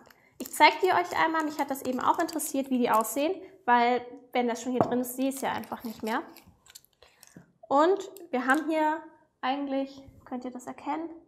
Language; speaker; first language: German; native; German